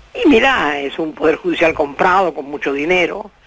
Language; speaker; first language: Spanish; native; Spanish